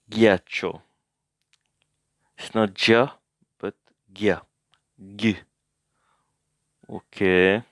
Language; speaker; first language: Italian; non-native, learner; English